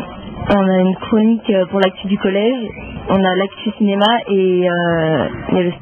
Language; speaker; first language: French; non-native, learner; English